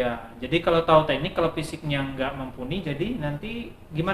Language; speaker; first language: Indonesian; native; Indonesian